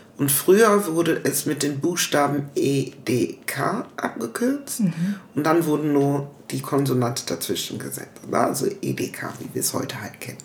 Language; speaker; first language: German; early bilingual, other home language; English